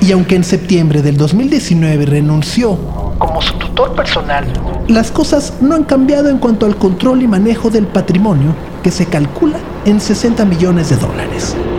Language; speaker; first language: Spanish; native; Spanish